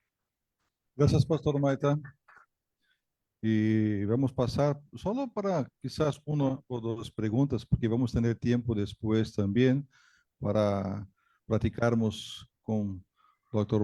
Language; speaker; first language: Spanish; non-native, fluent; Portuguese